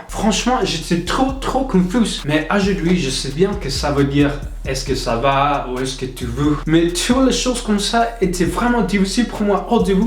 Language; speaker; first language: French; non-native, fluent; English